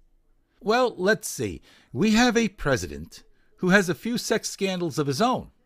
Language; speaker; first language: English; native; English